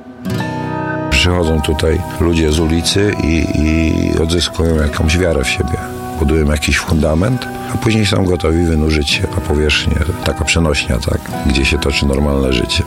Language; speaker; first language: Polish; native; Polish